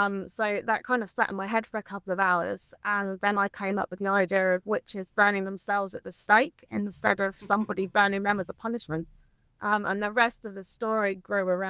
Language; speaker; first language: English; native; English